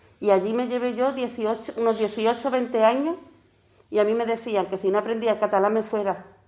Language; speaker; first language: Spanish; native; Spanish